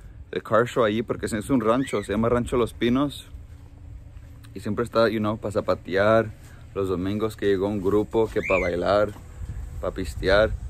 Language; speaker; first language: Spanish; early bilingual, heritage; Spanish